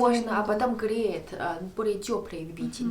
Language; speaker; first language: Russian; non-native, learner; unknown